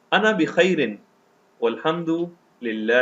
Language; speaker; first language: Arabic; non-native, fluent; Urdu